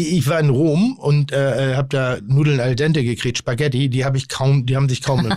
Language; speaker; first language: German; native; German